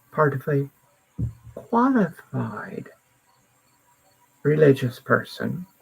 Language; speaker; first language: English; native; English